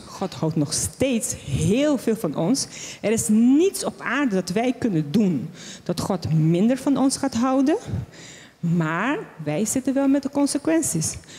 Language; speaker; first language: Dutch; non-native, local second language; Papiamento